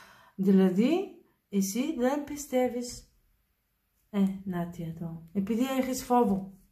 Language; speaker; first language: Greek; non-native, learner; Bulgarian